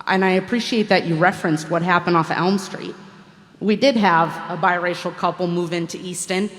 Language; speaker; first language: English; native; English